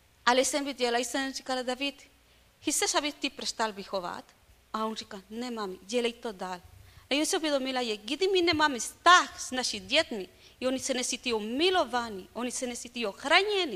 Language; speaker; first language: Czech; non-native, learner; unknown